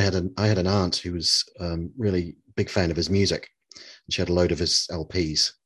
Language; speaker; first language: English; native; English